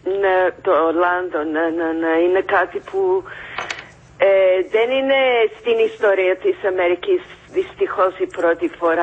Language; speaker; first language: Greek; non-native, fluent; English